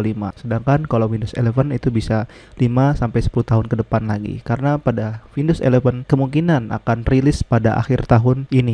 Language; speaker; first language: Indonesian; native; Indonesian